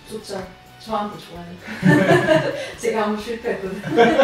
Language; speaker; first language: Korean; non-native, fluent; Swedish